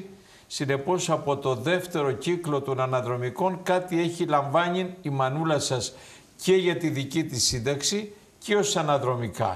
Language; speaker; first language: Greek; native; Greek